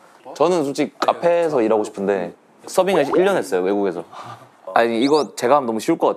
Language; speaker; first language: Korean; native; Korean